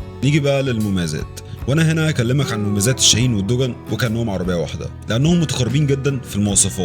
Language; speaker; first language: Arabic; native; Arabic